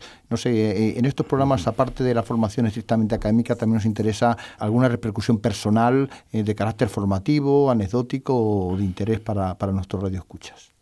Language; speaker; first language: Spanish; native; Spanish